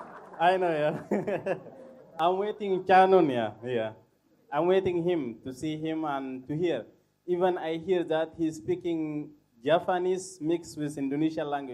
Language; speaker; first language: English; non-native, learner; Arabic